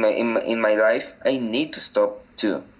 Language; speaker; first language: English; non-native, learner; Spanish